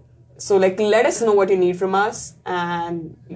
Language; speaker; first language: English; non-native, local second language; Marathi